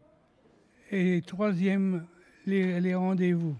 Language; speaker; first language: French; native; French